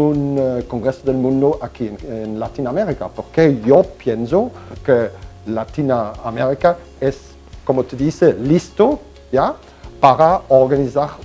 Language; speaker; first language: Spanish; non-native, learner; German